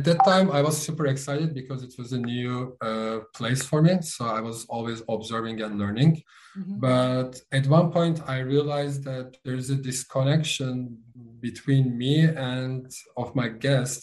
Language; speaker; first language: English; non-native, fluent; Turkish